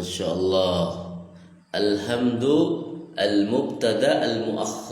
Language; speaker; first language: Arabic; non-native, fluent; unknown